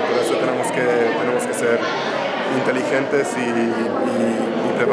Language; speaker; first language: Spanish; non-native, fluent; Hungarian